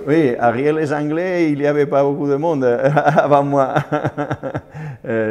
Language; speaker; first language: French; non-native, fluent; Spanish